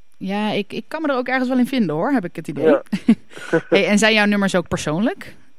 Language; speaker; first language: Dutch; native; Dutch